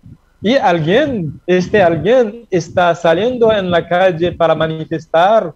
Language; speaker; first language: Spanish; non-native, learner; Haitian Creole